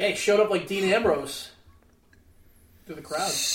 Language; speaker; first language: English; early bilingual, other home language; Greek